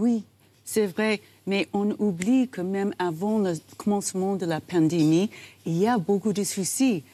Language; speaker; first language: French; non-native, learner; English